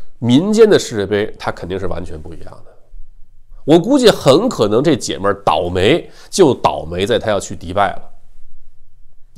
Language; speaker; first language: Chinese; native; Chinese